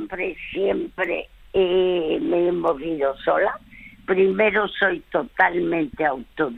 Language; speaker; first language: Spanish; early bilingual, other home language; French